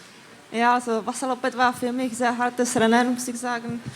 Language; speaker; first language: German; non-native, fluent; Czech